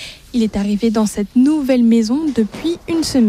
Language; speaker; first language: French; native; French